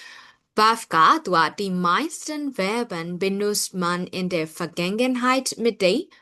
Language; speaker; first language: German; non-native, fluent; Burmese